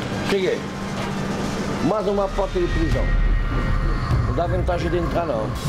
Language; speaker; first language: Portuguese; non-native, fluent; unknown